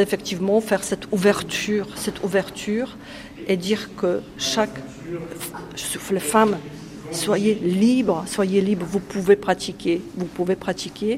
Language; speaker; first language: French; non-native, fluent; Polish